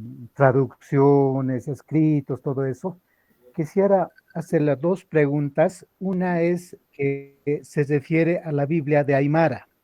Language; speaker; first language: Spanish; non-native, local second language; Aymara